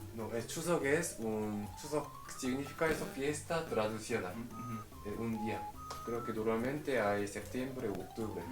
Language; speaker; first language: Spanish; non-native, fluent; Korean